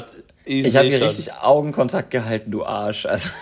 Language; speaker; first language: German; native; German